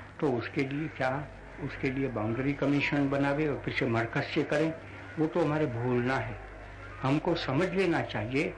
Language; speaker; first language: Hindi; non-native, local second language; Gujarati